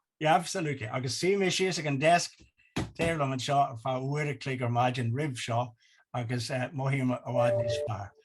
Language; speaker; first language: Irish; non-native, local second language; English